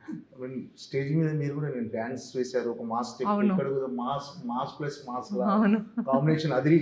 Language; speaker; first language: Telugu; native; Telugu